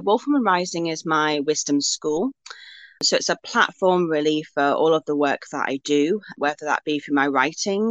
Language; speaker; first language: English; native; English